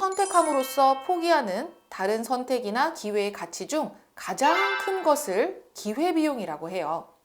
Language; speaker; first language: Korean; native; Korean